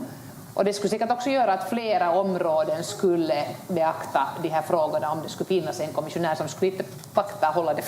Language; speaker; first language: Swedish; native; Swedish